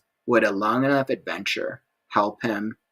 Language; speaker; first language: English; native; English